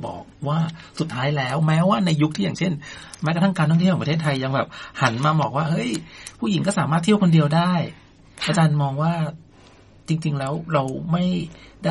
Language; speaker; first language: Thai; native; Thai